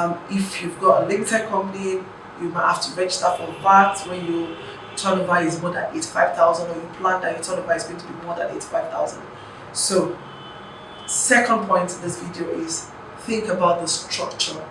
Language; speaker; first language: English; non-native, local second language; Yoruba